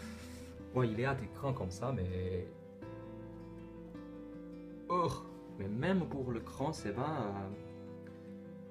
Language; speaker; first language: French; non-native, learner; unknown